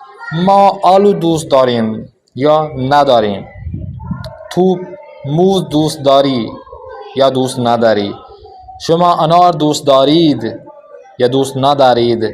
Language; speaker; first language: Persian; non-native, fluent; Urdu